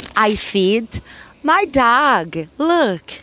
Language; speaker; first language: English; non-native, learner; Portuguese